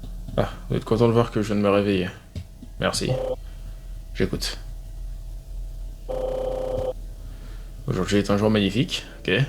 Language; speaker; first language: French; native; French